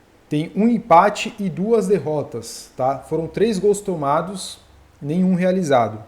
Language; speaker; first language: Portuguese; native; Portuguese